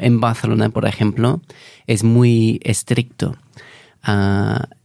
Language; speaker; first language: Spanish; non-native, fluent; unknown